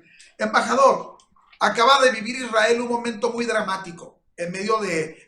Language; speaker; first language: Spanish; native; Spanish